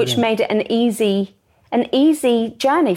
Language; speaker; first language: English; native; English